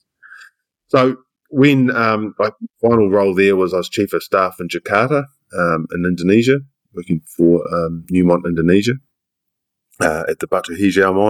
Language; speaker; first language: English; native; English